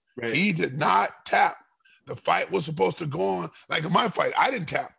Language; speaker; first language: English; native; English